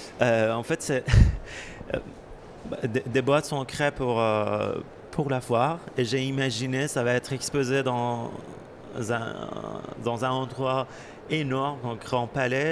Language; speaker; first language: French; non-native, fluent; Persian